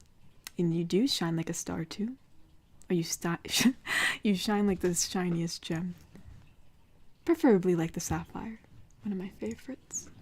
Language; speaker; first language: English; native; English